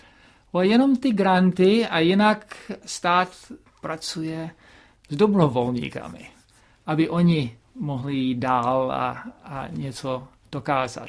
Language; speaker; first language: Czech; early bilingual, heritage; Czech